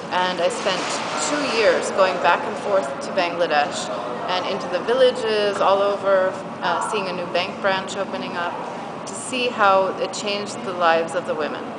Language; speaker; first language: English; native; English